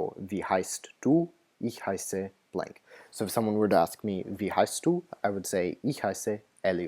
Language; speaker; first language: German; non-native, fluent; English